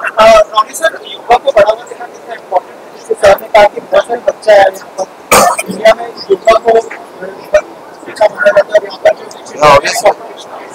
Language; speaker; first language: Hindi; native; Hindi